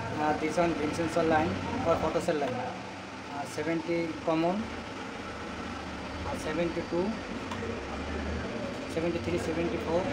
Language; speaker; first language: English; non-native, learner; Bangla